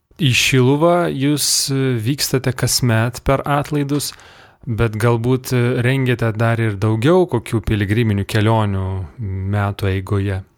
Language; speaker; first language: Lithuanian; native; Lithuanian